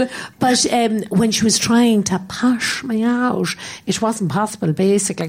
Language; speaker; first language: English; native; English